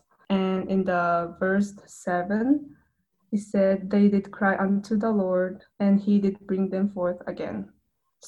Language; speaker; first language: English; non-native, fluent; Japanese